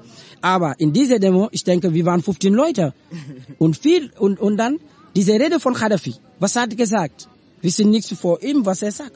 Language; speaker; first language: German; non-native, learner; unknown